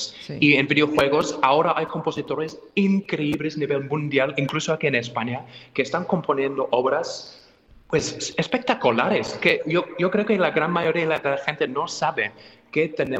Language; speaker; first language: Spanish; non-native, fluent; English